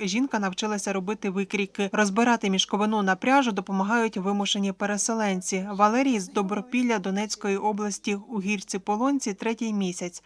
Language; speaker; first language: Ukrainian; native; Ukrainian